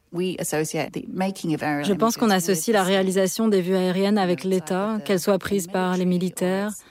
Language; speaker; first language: French; early bilingual, other home language; Arabic